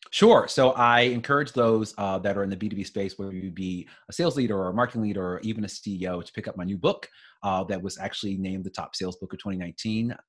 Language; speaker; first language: English; native; English